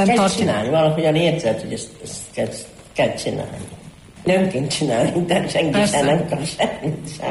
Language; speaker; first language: Hungarian; early bilingual, heritage; Hungarian